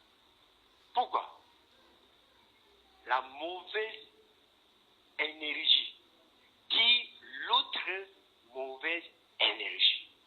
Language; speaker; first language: French; non-native, fluent; Korean